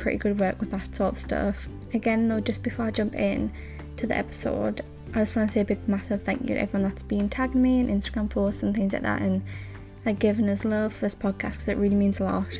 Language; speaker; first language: English; native; English